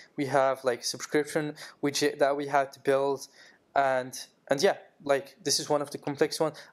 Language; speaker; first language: English; non-native, fluent; Arabic